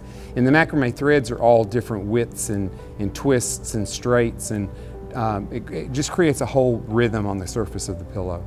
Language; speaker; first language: English; native; English